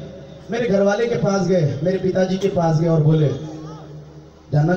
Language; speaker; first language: Hindi; native; Hindi